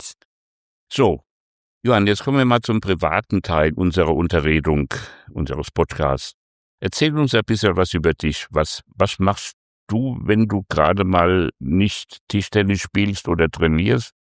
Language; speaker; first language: German; native; German